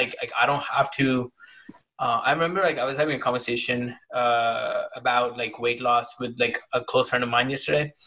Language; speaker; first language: English; non-native, local second language; Hindi